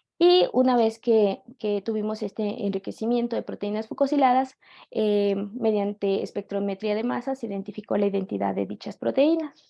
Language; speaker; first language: Spanish; native; Spanish